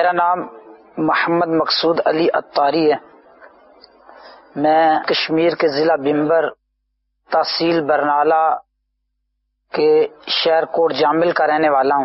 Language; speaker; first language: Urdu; non-native, local second language; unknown